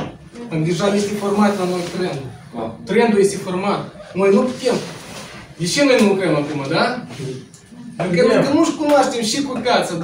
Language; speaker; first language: Romanian; non-native, local second language; Russian